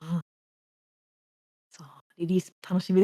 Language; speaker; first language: Japanese; non-native, fluent; English